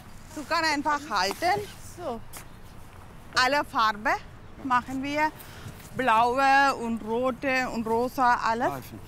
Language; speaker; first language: German; non-native, learner; Tamil